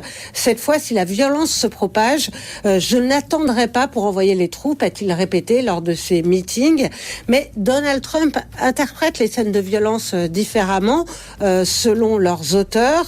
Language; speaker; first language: French; native; French